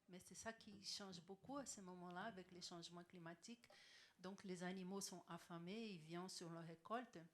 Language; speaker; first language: French; non-native, fluent; Portuguese